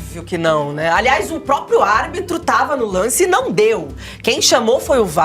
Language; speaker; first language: Portuguese; native; Portuguese